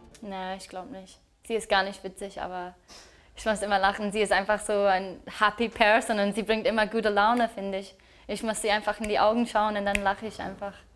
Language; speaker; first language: German; non-native, learner; English